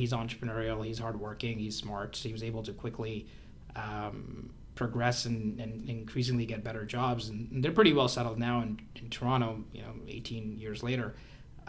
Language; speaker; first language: English; non-native, local second language; Hindi